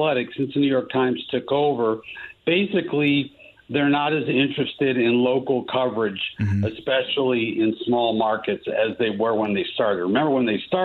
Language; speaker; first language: English; native; English